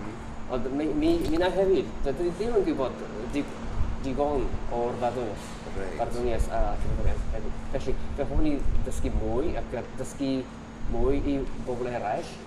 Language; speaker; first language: Welsh; non-native, learner; Japanese